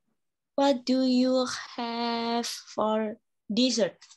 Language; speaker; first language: English; non-native, learner; Indonesian